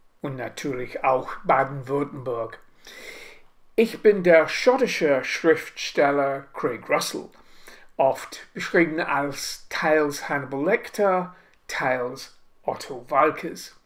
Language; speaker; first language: German; non-native, learner; English